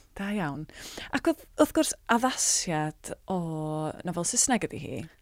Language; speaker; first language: Welsh; native; Welsh